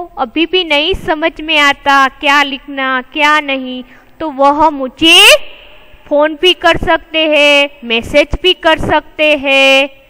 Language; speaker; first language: Hindi; non-native, local second language; Gujarati